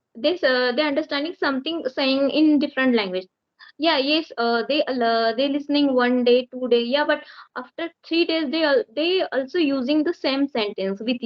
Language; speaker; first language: English; non-native, learner; Marathi